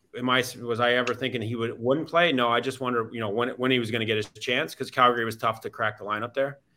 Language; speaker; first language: English; native; English